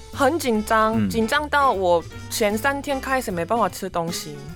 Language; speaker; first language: Chinese; non-native, fluent; Korean